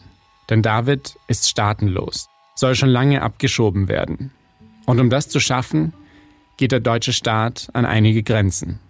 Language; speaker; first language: German; native; German